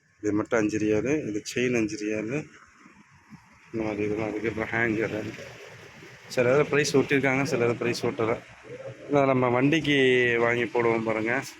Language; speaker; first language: Tamil; native; Tamil